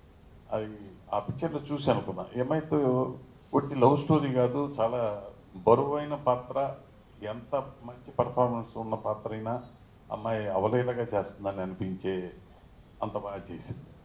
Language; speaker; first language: Telugu; native; Telugu